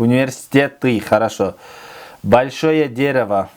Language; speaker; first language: Russian; non-native, local second language; Kyrgyz